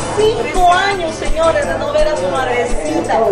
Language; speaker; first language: Spanish; native; Spanish